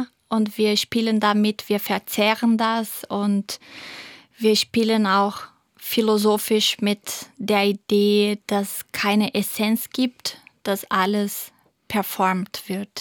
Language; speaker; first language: German; non-native, fluent; Portuguese